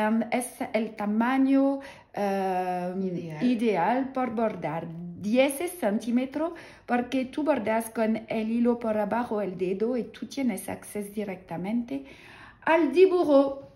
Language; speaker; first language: Spanish; non-native, learner; French